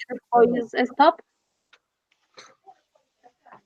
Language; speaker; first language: English; non-native, learner; Spanish